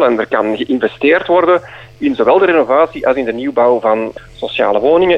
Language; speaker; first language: Dutch; native; Dutch